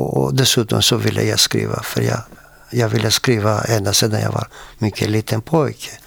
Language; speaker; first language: Swedish; non-native, fluent; Greek